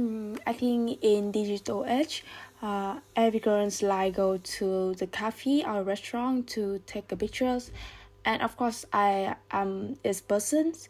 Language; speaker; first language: English; non-native, learner; Vietnamese